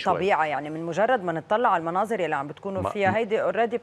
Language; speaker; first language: Arabic; native; Arabic